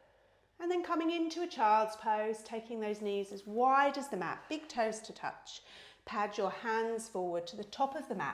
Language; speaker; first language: English; native; English